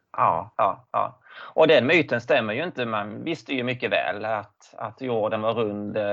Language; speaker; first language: Swedish; native; Swedish